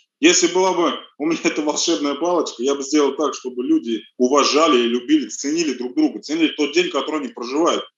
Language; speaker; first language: Russian; early bilingual, other home language; Armenian